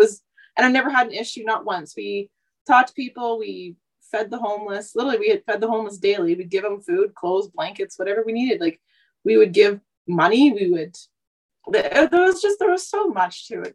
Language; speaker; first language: English; native; English